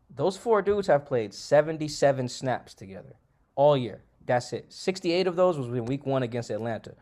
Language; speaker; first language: English; native; English